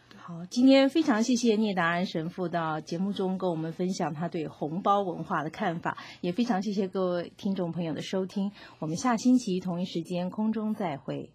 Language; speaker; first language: Chinese; native; Chinese